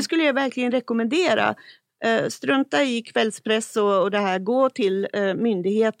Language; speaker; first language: Swedish; native; Swedish